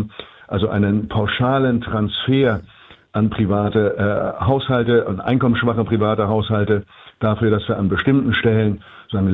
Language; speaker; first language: German; native; German